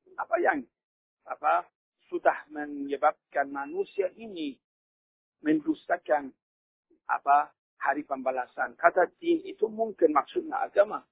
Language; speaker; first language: Indonesian; non-native, fluent; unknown